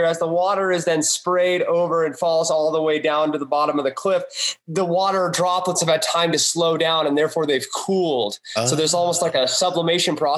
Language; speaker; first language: English; native; English